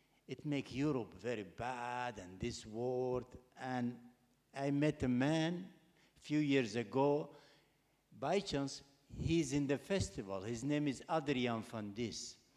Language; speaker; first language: English; non-native, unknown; Arabic